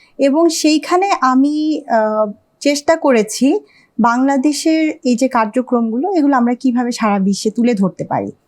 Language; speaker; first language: Bangla; early bilingual, heritage; Bangla